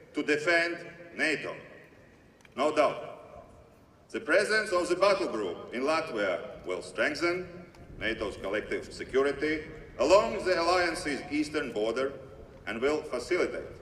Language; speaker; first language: English; non-native, fluent; Latvian